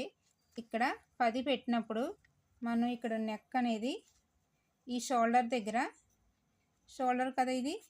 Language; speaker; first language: Telugu; native; Telugu